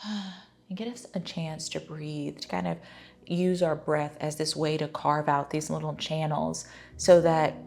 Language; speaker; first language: English; native; English